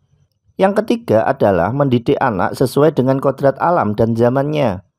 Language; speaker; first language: Indonesian; non-native, local second language; Javanese